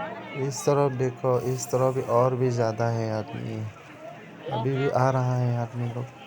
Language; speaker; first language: Hindi; non-native, local second language; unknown